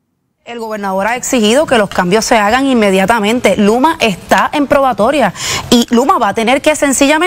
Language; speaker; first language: Spanish; native; Spanish